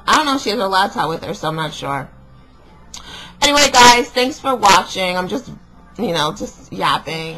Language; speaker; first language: English; native; English